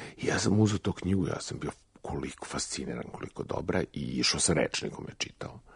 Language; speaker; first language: Serbian; native; Serbian